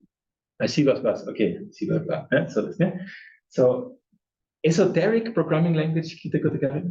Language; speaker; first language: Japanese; non-native, learner; German